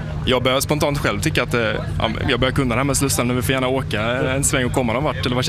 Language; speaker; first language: Swedish; native; Swedish